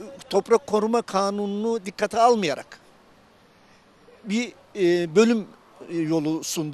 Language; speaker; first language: Turkish; native; Turkish